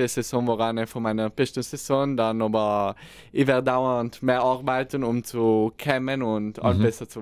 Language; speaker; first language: German; non-native, local second language; Italian